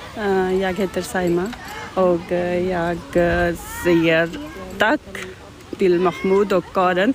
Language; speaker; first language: Swedish; non-native, learner; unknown